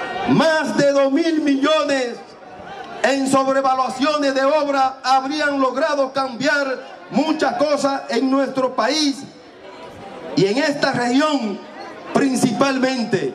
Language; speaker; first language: Spanish; native; Spanish